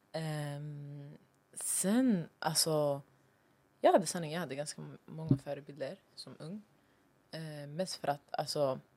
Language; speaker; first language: Swedish; early bilingual, other home language; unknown